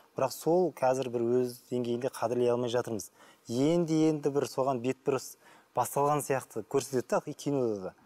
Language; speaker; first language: Kazakh; native; Kazakh